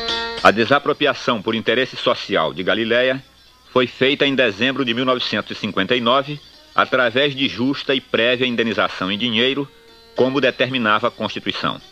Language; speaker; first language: Portuguese; native; Portuguese